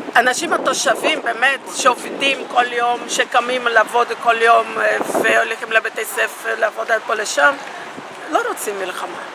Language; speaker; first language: Hebrew; non-native, fluent; Portuguese